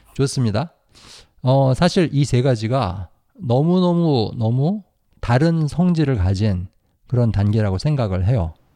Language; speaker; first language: Korean; native; Korean